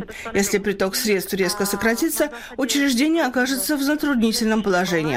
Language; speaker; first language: Russian; native; Russian